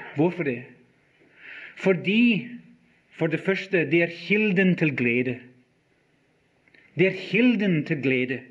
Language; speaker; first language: Norwegian; non-native, fluent; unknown